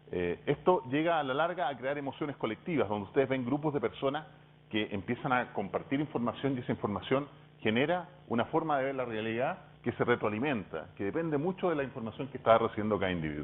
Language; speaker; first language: Spanish; native; Spanish